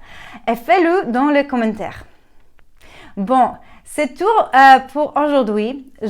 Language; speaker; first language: French; non-native, learner; Polish